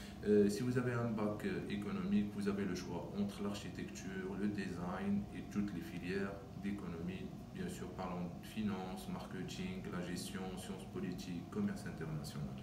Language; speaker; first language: French; non-native, local second language; Arabic